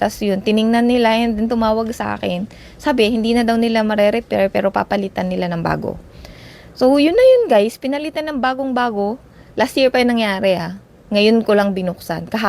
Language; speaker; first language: Filipino; native; Filipino